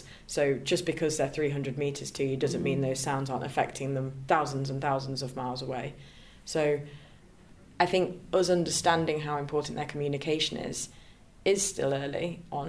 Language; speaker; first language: English; native; English